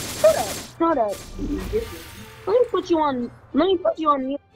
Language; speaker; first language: English; native; English